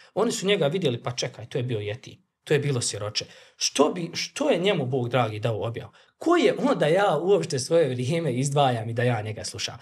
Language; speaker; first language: Bosnian; native; Bosnian